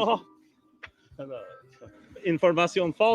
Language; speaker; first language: Spanish; non-native, learner; English